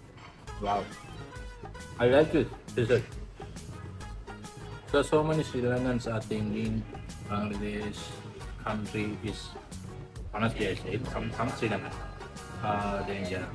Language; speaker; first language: English; non-native, learner; Tamil